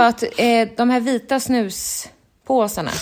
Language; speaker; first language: Swedish; native; Swedish